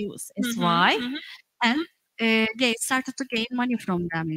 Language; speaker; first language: English; non-native, fluent; Turkish